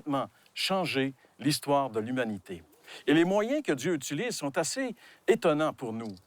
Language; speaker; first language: French; native; French